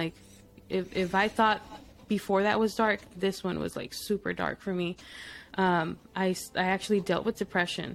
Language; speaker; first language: English; early bilingual, other home language; Spanish